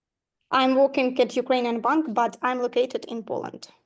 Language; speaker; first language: English; non-native, learner; Ukrainian